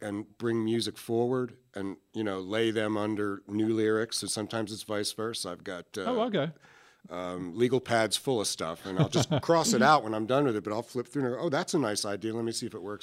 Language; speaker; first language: English; native; English